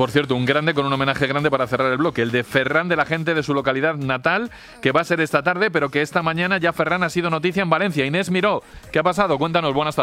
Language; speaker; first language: Spanish; native; Spanish